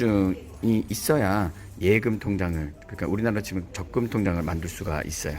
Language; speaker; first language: Korean; native; Korean